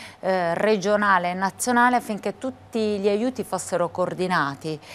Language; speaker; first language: Italian; native; Italian